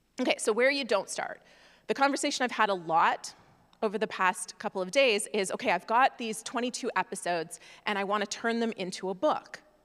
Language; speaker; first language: English; native; English